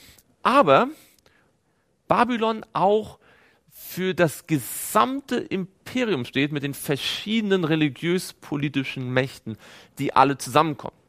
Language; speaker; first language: German; native; German